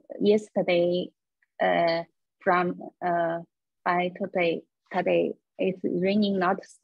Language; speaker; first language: English; non-native, learner; Chinese